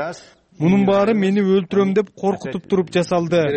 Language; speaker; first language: Kyrgyz; native; Kyrgyz